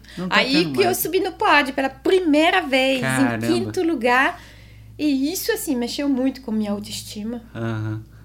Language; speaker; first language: Portuguese; non-native, fluent; French